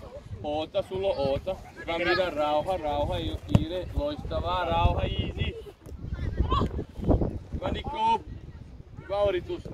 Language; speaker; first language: Finnish; non-native, fluent; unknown